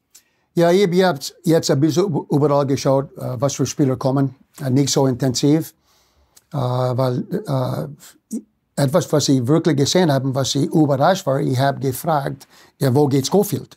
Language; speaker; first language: German; non-native, fluent; English